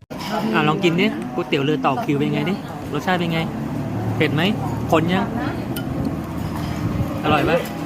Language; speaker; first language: Thai; native; Thai